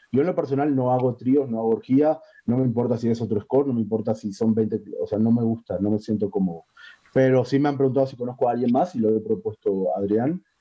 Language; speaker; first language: Spanish; native; Spanish